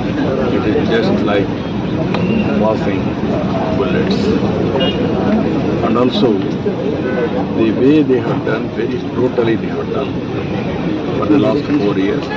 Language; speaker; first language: English; non-native, local second language; Telugu